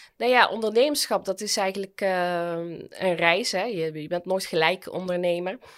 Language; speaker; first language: Dutch; early bilingual, other home language; Arabic